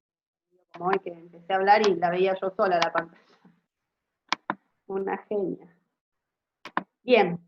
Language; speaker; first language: Spanish; native; Spanish